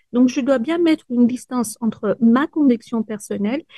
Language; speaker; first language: French; early bilingual, other home language; Persian